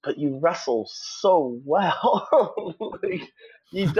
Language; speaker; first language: English; native; English